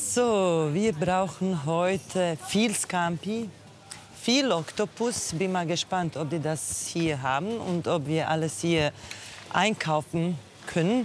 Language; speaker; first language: German; non-native, fluent; Croatian